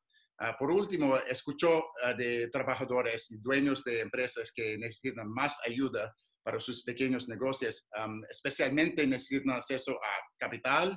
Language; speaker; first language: Spanish; non-native, fluent; English